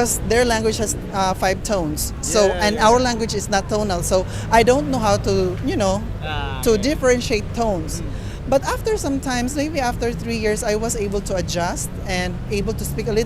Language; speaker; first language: English; non-native, fluent; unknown